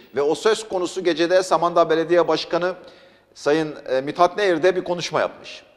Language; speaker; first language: Turkish; non-native, local second language; Arabic